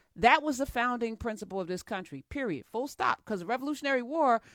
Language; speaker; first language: English; native; English